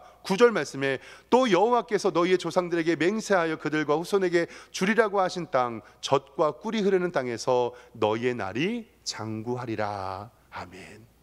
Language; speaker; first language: Korean; native; Korean